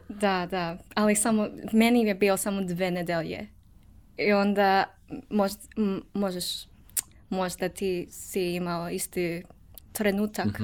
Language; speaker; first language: Serbian; non-native, learner; English